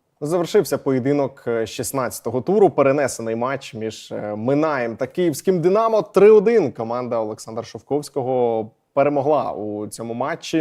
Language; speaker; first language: Ukrainian; native; Ukrainian